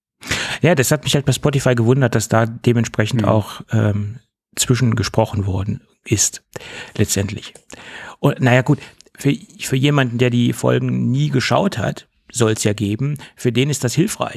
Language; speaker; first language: German; native; German